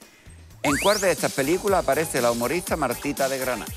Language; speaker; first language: Spanish; native; Spanish